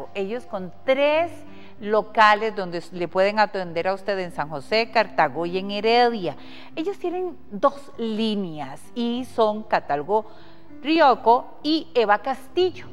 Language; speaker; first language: Spanish; native; Spanish